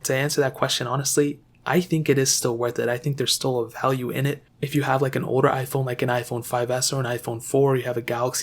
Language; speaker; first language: English; native; English